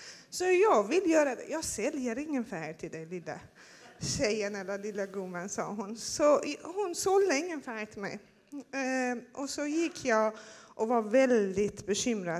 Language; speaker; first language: Swedish; non-native, fluent; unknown